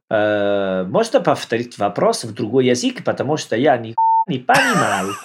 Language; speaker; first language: Russian; non-native, learner; Italian